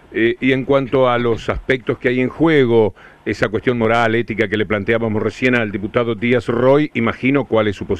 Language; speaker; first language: Spanish; native; Spanish